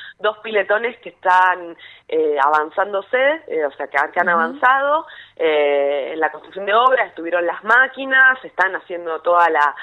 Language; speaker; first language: Spanish; native; Spanish